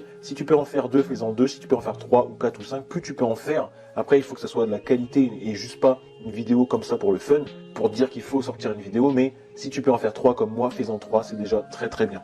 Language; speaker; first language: French; native; French